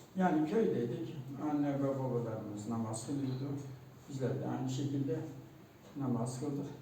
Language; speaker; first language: Turkish; non-native, local second language; Kurdish